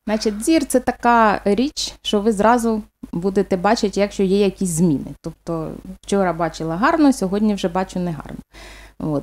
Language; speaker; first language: Ukrainian; non-native, local second language; Russian